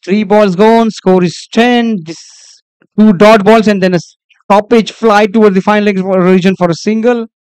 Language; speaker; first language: English; non-native, local second language; Marathi